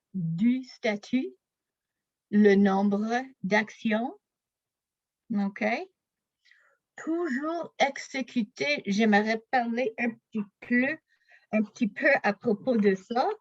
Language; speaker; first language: French; non-native, local second language; English